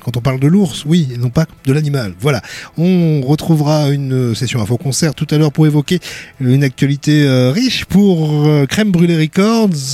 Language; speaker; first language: French; native; French